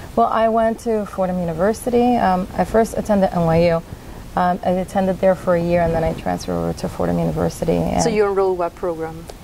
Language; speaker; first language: English; native; English